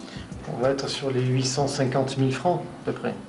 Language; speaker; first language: French; native; French